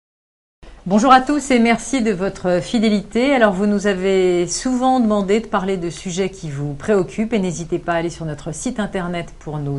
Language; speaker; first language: French; native; French